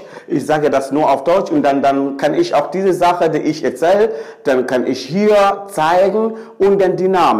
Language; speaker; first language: German; non-native, fluent; Swahili